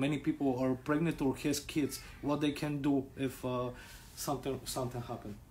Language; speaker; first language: English; non-native, learner; Bulgarian